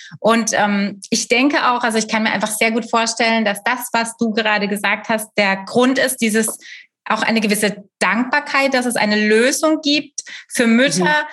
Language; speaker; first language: German; native; German